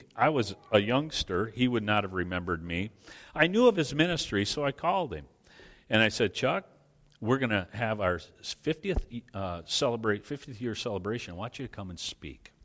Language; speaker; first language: English; native; English